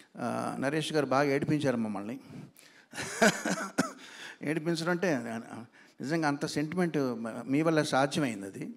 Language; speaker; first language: Telugu; native; Telugu